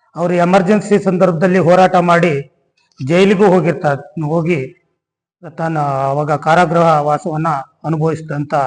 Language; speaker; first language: Kannada; native; Kannada